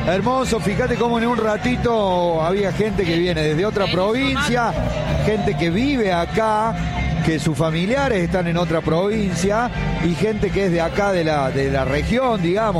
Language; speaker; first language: Spanish; native; Spanish